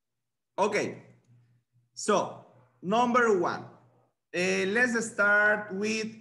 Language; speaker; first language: English; non-native, fluent; Spanish